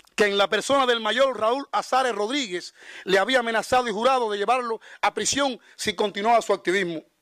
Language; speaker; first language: Spanish; native; Spanish